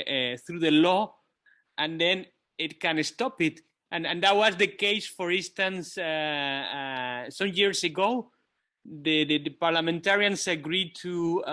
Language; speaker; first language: English; non-native, fluent; Kabuverdianu